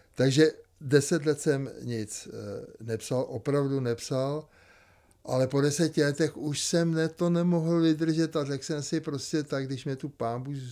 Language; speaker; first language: Czech; native; Czech